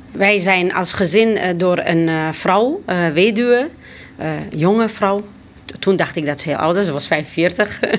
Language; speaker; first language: Dutch; early bilingual, other home language; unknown